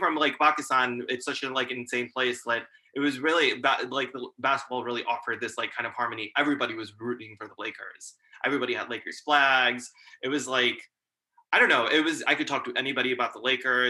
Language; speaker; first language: English; early bilingual, other home language; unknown